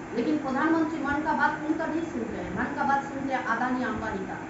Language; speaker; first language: Hindi; non-native, local second language; Bangla